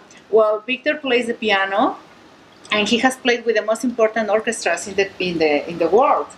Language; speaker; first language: English; non-native, fluent; Spanish